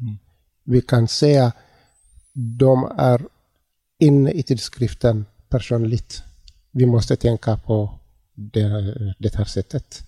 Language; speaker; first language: Swedish; non-native, learner; Tigrinya